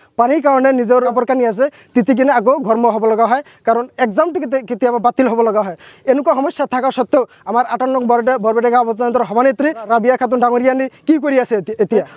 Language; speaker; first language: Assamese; non-native, local second language; Bangla